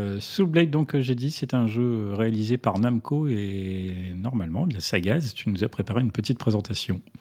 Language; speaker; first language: French; native; French